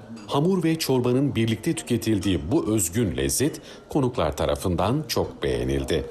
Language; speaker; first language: Turkish; native; Turkish